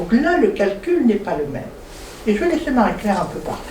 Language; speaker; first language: French; native; French